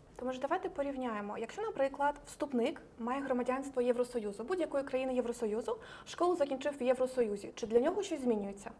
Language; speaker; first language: Ukrainian; native; Ukrainian